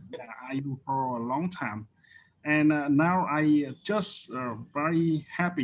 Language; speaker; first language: English; non-native, learner; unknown